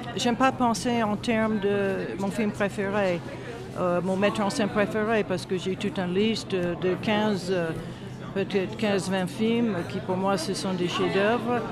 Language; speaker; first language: French; non-native, fluent; English